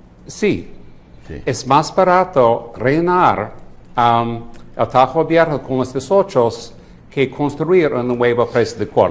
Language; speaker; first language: Spanish; non-native, fluent; English